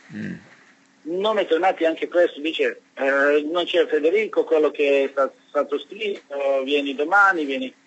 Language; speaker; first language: Italian; non-native, learner; Serbian